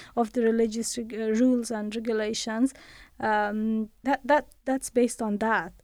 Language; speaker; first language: English; non-native, fluent; Persian